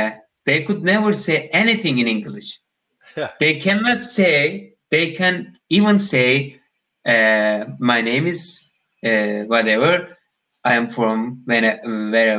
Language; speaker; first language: English; non-native, learner; Turkish